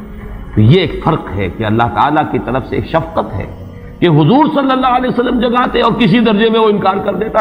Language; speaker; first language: Urdu; native; Urdu